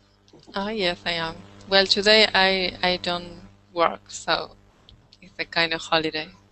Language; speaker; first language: English; non-native, learner; Spanish